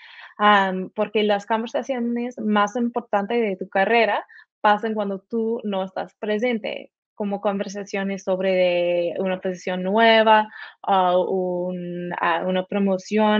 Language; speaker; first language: Spanish; early bilingual, heritage; Spanish